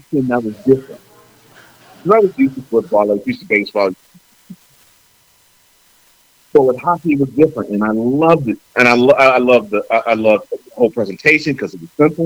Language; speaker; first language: English; native; English